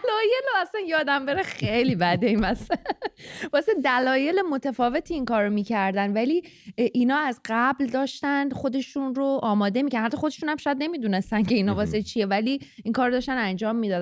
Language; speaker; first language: Persian; native; Persian